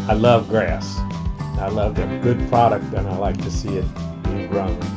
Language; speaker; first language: English; native; English